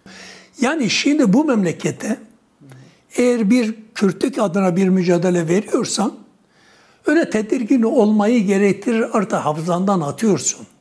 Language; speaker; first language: Turkish; non-native, local second language; Kurdish